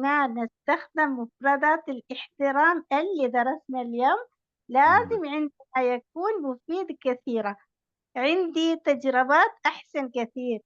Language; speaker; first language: Arabic; non-native, learner; Malayalam